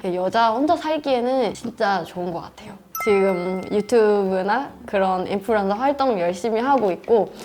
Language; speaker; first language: Korean; non-native, fluent; Burmese